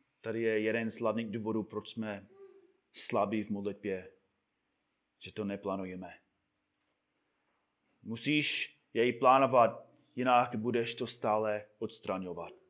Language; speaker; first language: Czech; non-native, fluent; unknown